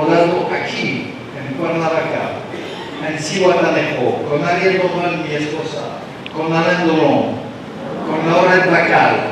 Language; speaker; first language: Spanish; non-native, learner; French